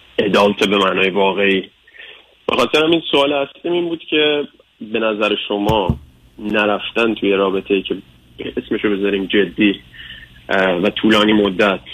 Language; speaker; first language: Persian; early bilingual, other home language; English